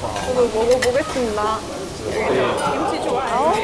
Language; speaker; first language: Korean; non-native, fluent; Estonian